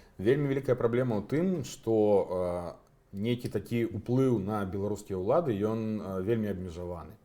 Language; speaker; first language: Belarusian; native; Belarusian